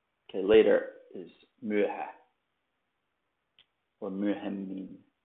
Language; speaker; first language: Finnish; non-native, learner; English